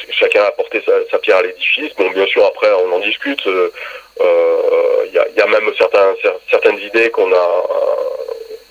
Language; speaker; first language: French; native; French